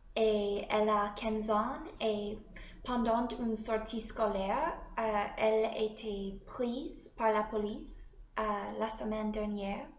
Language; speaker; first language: French; non-native, learner; English